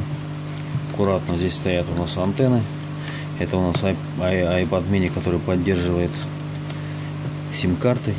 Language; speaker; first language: Russian; native; Russian